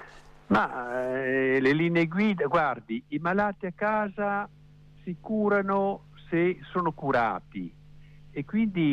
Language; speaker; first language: Italian; native; Italian